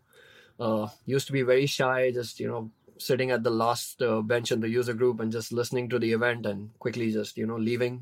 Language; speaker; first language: English; non-native, local second language; Hindi